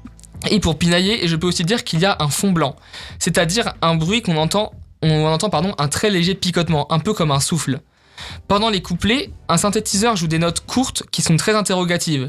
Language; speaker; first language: French; native; French